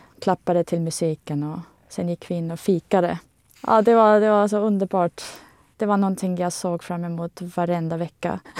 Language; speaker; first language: Swedish; non-native, fluent; Estonian